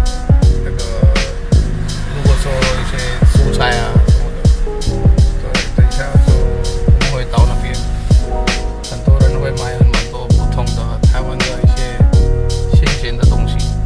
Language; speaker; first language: Chinese; non-native, fluent; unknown